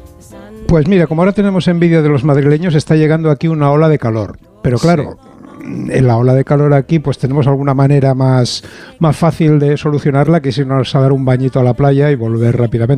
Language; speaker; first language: Spanish; native; Spanish